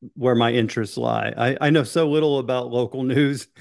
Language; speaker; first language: English; native; English